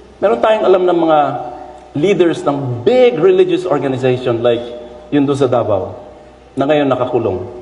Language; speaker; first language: Filipino; non-native, local second language; Iloko